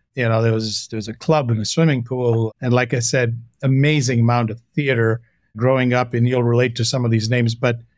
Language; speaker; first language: English; non-native, local second language; Hindi